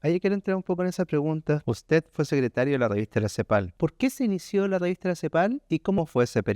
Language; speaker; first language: Spanish; native; Spanish